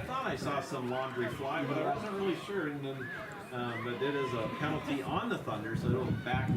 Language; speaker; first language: English; native; English